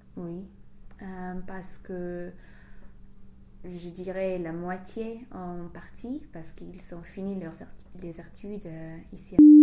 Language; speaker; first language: French; non-native, fluent; English